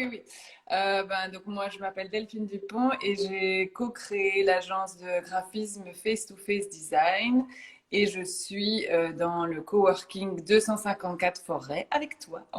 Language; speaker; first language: French; native; French